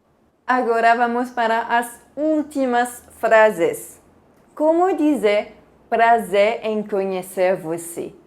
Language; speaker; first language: Portuguese; non-native, fluent; French